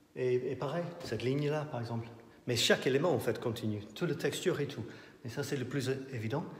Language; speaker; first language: French; non-native, fluent; English